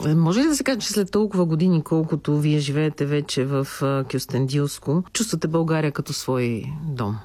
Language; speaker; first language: Bulgarian; native; Bulgarian